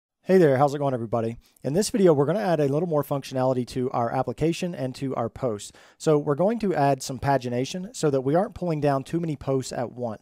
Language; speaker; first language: English; native; English